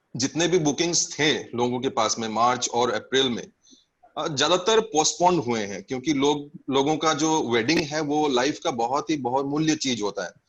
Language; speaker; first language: Hindi; non-native, local second language; Bangla